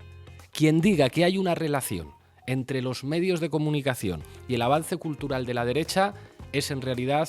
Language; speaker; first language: Spanish; native; Spanish